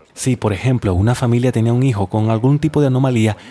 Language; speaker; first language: Spanish; non-native, fluent; Russian